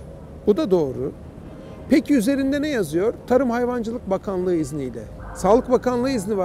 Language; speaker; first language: Turkish; native; Turkish